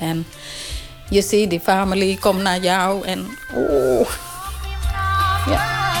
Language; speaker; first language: Dutch; non-native, learner; Khmer